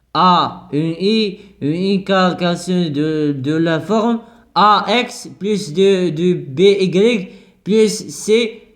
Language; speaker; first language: French; non-native, local second language; Arabic